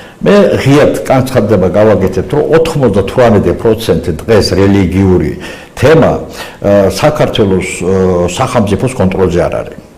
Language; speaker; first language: Georgian; non-native, local second language; Azerbaijani